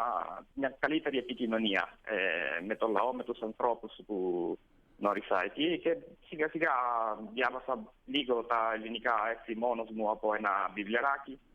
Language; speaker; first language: Greek; non-native, fluent; Italian